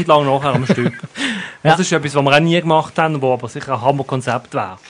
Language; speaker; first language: German; native; German